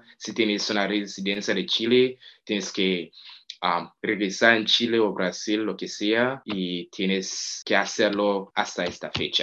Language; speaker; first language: Spanish; non-native, fluent; Haitian Creole